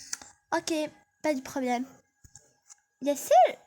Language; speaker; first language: French; non-native, learner; Arabic